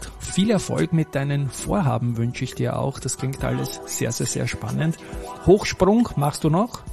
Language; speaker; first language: German; native; German